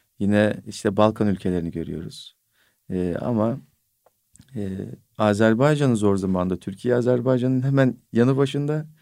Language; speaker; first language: Turkish; native; Turkish